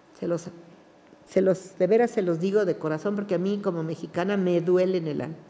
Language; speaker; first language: Spanish; native; Spanish